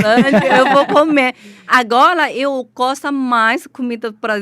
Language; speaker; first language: Portuguese; non-native, learner; Chinese